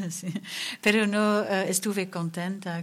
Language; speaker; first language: Spanish; non-native, learner; German